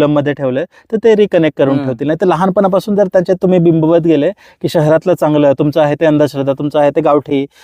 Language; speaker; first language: Marathi; non-native, local second language; Kukna